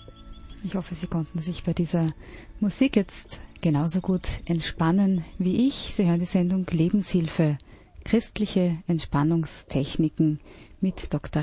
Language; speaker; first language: German; native; German